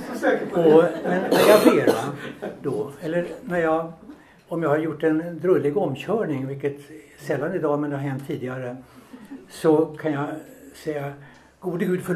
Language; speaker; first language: Swedish; native; Swedish